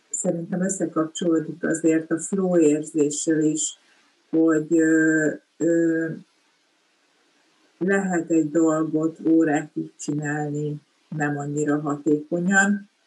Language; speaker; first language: Hungarian; native; Hungarian